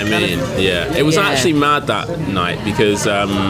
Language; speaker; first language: English; native; English